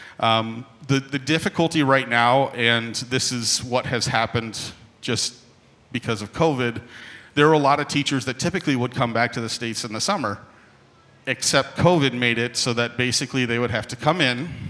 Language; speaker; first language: English; native; English